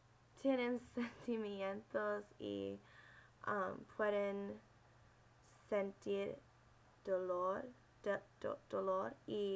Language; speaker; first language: Spanish; non-native, learner; English